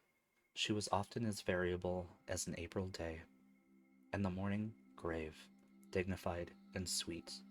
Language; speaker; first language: English; native; English